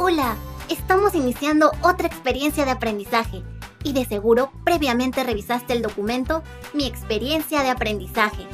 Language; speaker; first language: Spanish; native; Spanish